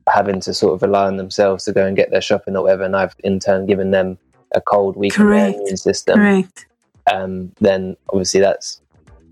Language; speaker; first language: English; native; English